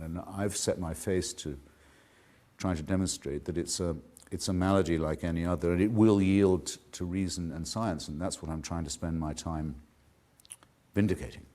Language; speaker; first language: English; native; English